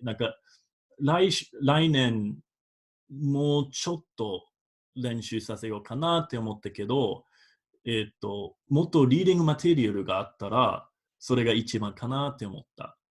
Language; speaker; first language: Japanese; non-native, fluent; English